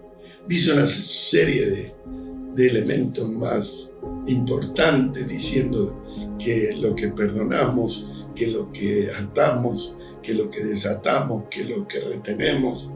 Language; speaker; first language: Spanish; native; Spanish